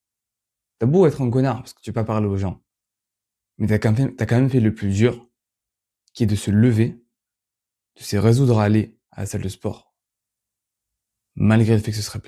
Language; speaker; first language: French; native; French